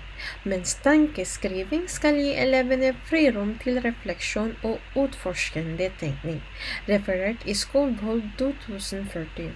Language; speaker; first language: Norwegian; non-native, learner; Filipino